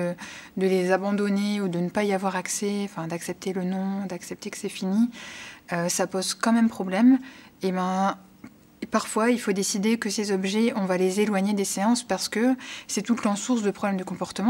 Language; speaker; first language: French; native; French